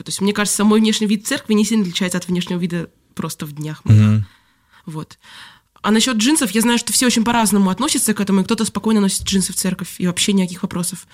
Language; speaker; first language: Russian; native; Russian